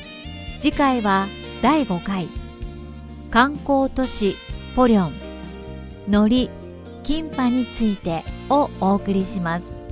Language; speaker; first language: Japanese; native; Japanese